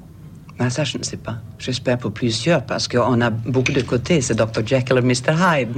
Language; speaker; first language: French; non-native, fluent; Swedish